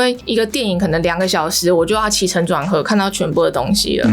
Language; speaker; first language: Chinese; native; Chinese